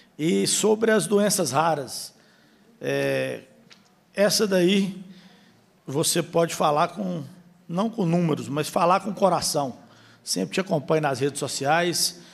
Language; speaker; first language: Portuguese; native; Portuguese